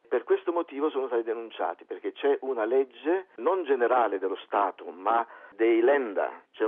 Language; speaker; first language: Italian; native; Italian